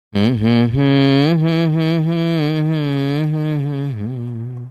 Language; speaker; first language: Hindi; non-native, local second language; Bangla